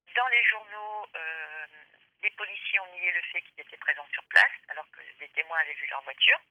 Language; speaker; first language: French; native; French